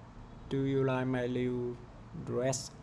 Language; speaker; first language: English; non-native, learner; Vietnamese